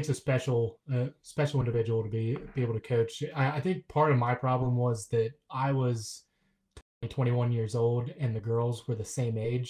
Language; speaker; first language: English; native; English